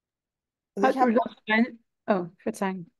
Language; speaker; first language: German; non-native, fluent; English